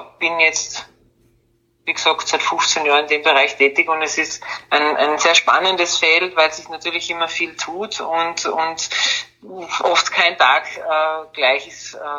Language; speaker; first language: German; native; German